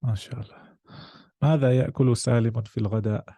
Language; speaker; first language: Arabic; non-native, fluent; English